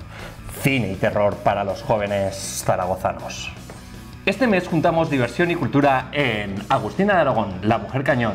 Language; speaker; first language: Spanish; native; Spanish